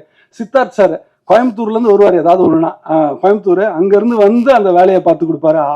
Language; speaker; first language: Tamil; native; Tamil